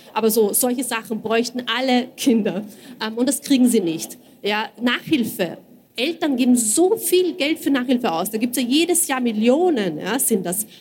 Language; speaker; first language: German; early bilingual, other home language; Bosnian